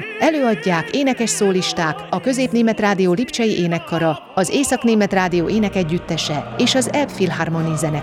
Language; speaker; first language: Hungarian; native; Hungarian